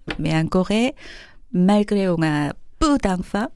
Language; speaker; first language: French; non-native, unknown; Korean